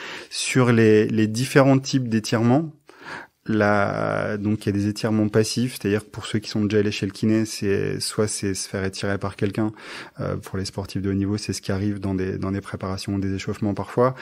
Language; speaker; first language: French; native; French